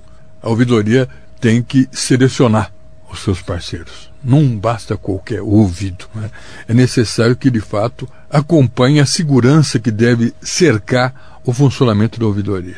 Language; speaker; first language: Portuguese; native; Portuguese